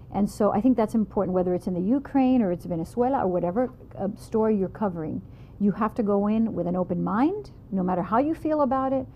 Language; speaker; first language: English; native; English